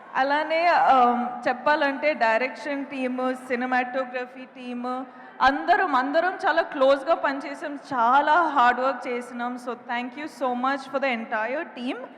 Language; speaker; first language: Telugu; non-native, local second language; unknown